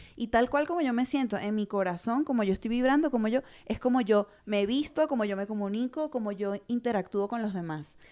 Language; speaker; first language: Spanish; native; Spanish